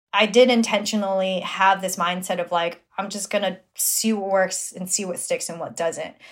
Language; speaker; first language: English; native; English